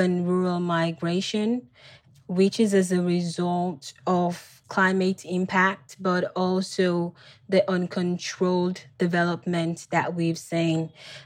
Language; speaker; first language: English; non-native, local second language; Krio